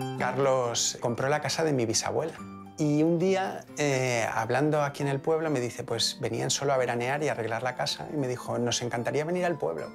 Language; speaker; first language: Spanish; native; Spanish